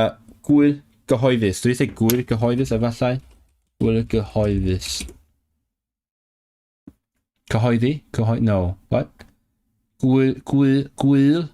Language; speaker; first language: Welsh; non-native, fluent; Cantonese